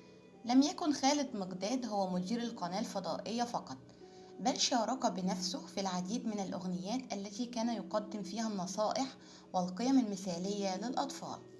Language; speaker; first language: Arabic; native; Arabic